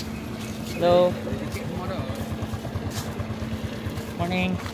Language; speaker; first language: English; non-native, learner; Filipino